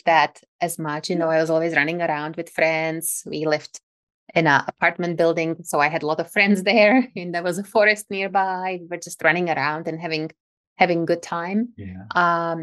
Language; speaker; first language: English; non-native, fluent; Czech